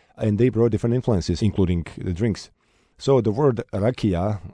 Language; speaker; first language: English; non-native, fluent; Bosnian